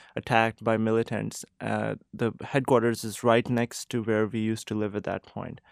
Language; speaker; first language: English; non-native, local second language; Urdu